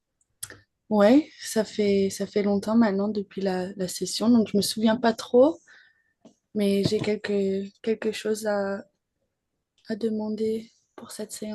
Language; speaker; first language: French; early bilingual, other home language; English